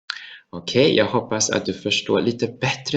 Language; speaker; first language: Swedish; non-native, fluent; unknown